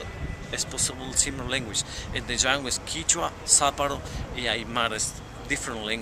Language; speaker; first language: English; non-native, learner; Spanish